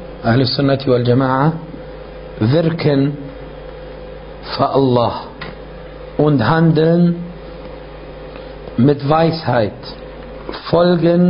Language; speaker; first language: German; non-native, fluent; Arabic